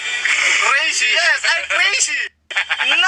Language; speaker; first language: English; non-native, learner; Indonesian